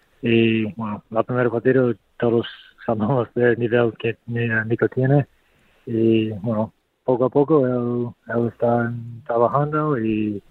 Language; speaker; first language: Spanish; non-native, learner; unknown